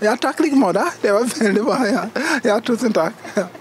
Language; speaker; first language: Norwegian; non-native, fluent; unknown